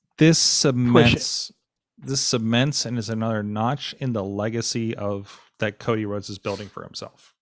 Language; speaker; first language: English; native; English